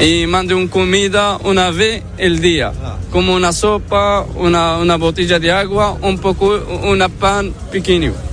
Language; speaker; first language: Spanish; non-native, learner; Arabic